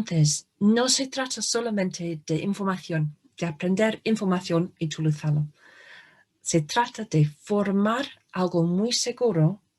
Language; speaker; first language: Spanish; non-native, fluent; English